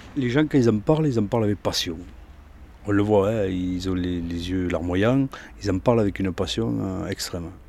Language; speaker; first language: French; native; French